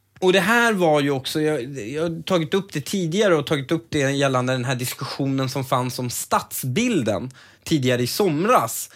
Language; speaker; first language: Swedish; early bilingual, other home language; Persian